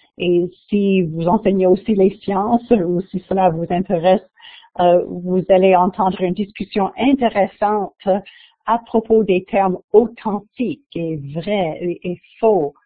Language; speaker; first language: French; non-native, local second language; English